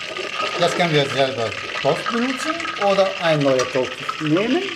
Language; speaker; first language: German; non-native, fluent; Arabic